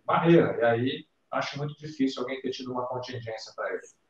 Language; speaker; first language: Portuguese; native; Portuguese